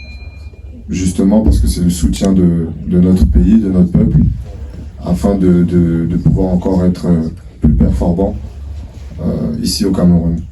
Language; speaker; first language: French; native; French